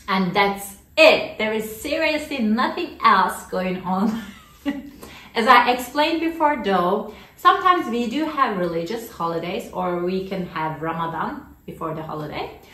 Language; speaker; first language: English; non-native, fluent; Turkish